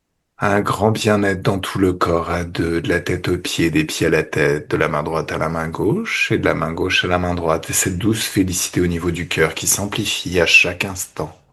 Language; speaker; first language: French; native; French